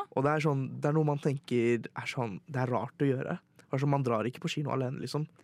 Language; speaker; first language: Norwegian; non-native, fluent; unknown